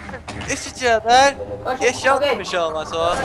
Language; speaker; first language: Swedish; non-native, learner; Faroese